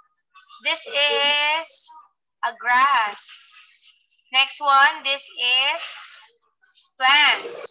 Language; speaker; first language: English; non-native, fluent; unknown